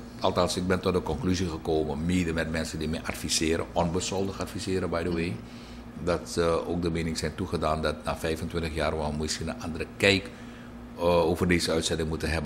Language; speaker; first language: Dutch; native; Dutch